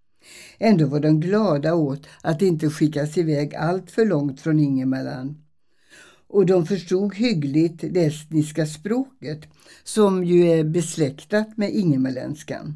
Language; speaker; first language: Swedish; early bilingual, other home language; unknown